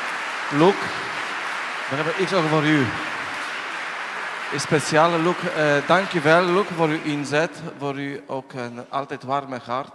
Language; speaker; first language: Dutch; non-native, learner; Polish